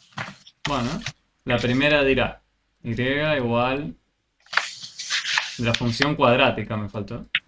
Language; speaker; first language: Spanish; native; Spanish